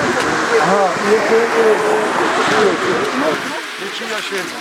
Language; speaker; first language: Polish; native; Polish